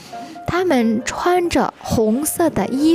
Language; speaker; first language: Chinese; non-native, fluent; Indonesian